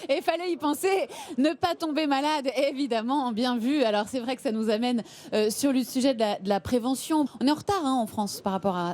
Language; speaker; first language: French; native; French